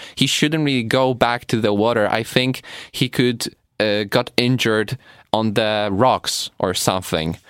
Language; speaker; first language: English; non-native, fluent; Polish